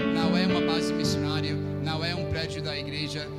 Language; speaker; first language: Portuguese; non-native, fluent; English